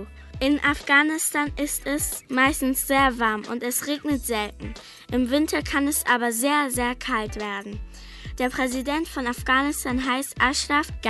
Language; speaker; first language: German; early bilingual, other home language; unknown